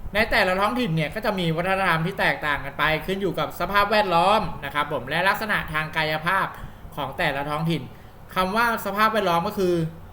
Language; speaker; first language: Thai; native; Thai